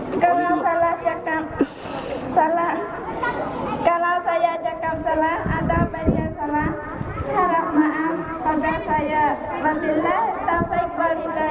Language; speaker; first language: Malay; non-native, learner; Western Cham